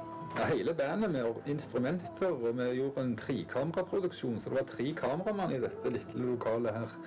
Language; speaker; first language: Norwegian; native; Norwegian